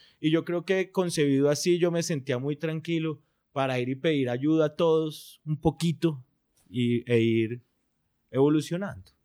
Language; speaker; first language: Spanish; native; Spanish